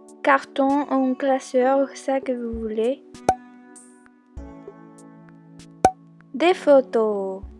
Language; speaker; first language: French; non-native, learner; Spanish